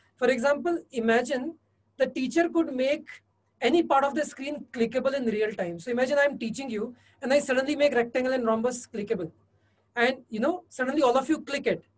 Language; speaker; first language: English; non-native, local second language; Hindi